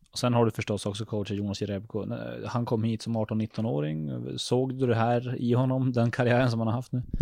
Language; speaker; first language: Swedish; native; Swedish